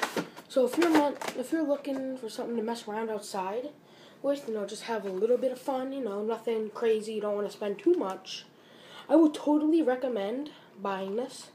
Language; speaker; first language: English; native; English